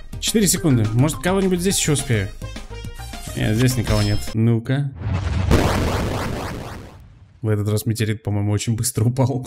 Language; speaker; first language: Russian; native; Russian